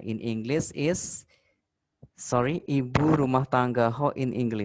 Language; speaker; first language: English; non-native, fluent; Indonesian